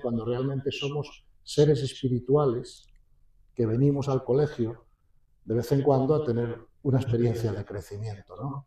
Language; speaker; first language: Spanish; native; Spanish